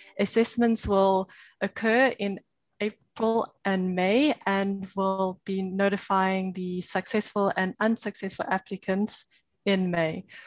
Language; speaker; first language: English; native; English